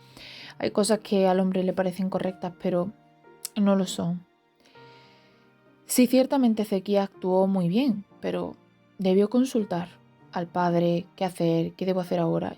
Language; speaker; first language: Spanish; native; Spanish